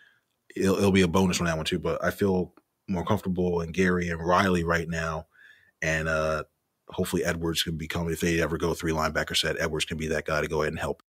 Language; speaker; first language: English; native; English